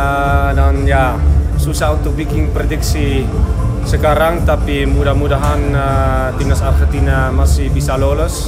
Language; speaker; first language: Indonesian; non-native, fluent; Dutch